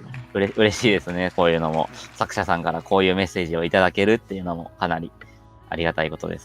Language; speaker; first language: Japanese; native; Japanese